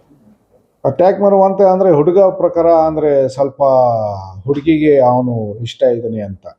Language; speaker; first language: Kannada; non-native, fluent; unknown